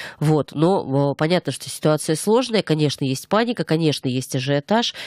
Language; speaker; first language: Russian; native; Russian